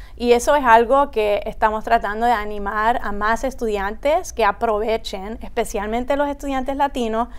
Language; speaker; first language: Spanish; early bilingual, heritage; Spanish